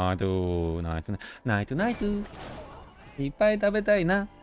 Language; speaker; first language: Japanese; native; Japanese